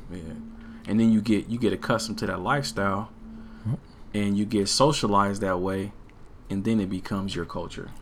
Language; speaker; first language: English; native; English